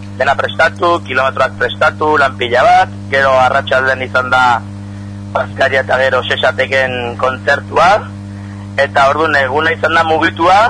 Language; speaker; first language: Basque; native; Basque